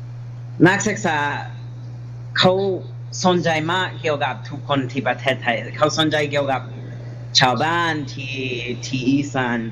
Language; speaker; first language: Thai; non-native, learner; English